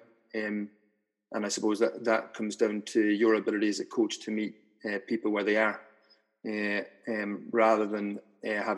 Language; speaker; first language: English; native; English